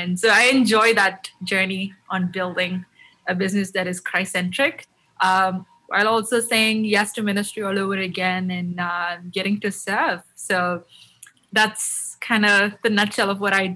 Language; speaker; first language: English; non-native, local second language; Tamil